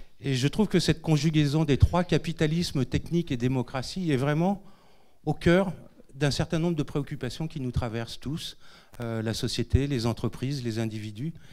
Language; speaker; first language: French; native; French